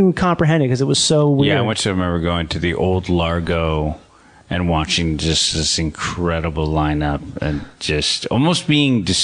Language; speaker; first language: English; native; English